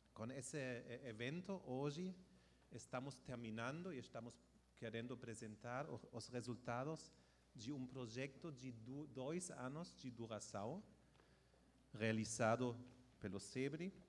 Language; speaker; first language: Portuguese; non-native, fluent; German